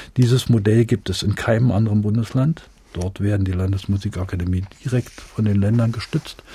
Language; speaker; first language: German; native; German